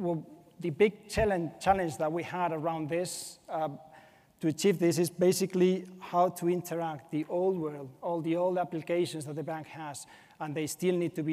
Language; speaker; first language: English; non-native, fluent; Spanish